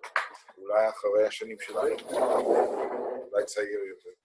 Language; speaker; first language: Hebrew; non-native, fluent; English